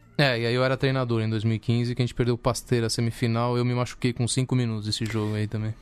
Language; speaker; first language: Portuguese; early bilingual, other home language; Spanish